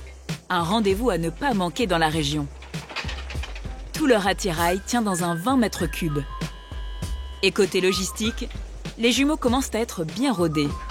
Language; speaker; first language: French; native; French